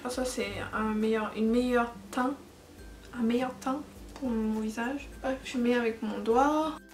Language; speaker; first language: French; early bilingual, heritage; French